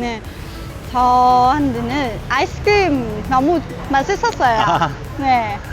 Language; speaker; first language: Korean; non-native, learner; Vietnamese